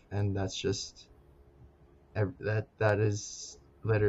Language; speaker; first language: English; native; English